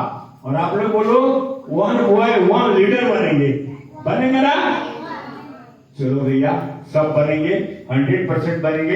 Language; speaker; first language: Hindi; native; Hindi